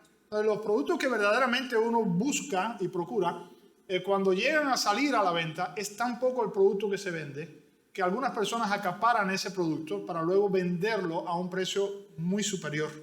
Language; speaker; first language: Spanish; native; Spanish